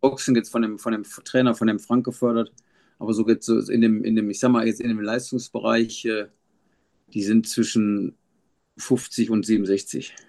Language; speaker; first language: German; native; German